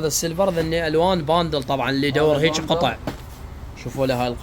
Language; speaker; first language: Arabic; native; Arabic